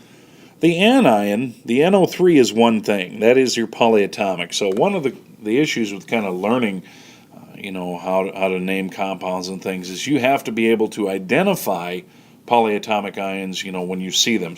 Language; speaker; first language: English; native; English